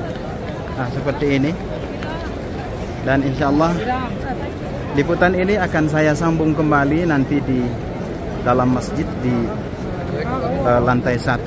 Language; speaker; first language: Indonesian; native; Indonesian